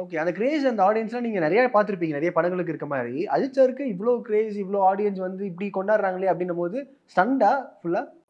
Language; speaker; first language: Tamil; native; Tamil